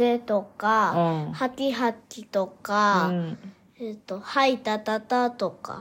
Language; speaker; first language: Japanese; early bilingual, other home language; Korean